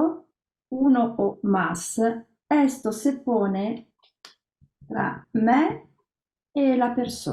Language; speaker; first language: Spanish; non-native, learner; Italian